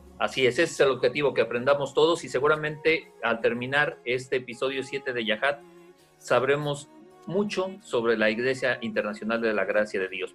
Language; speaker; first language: Spanish; native; Spanish